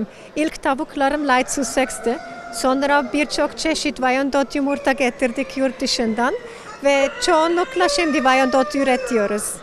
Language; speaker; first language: Turkish; non-native, fluent; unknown